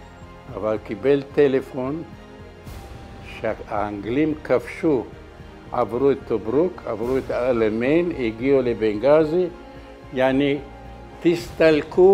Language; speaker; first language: Hebrew; non-native, fluent; Arabic